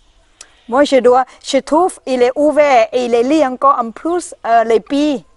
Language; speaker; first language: French; non-native, learner; Thai